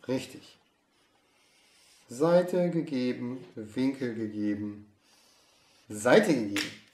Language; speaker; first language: German; native; German